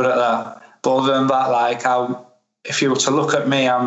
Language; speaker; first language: English; native; English